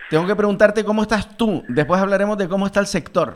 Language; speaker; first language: Spanish; native; Spanish